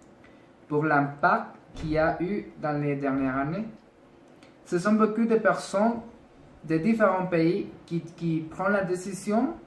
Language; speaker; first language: French; non-native, learner; Spanish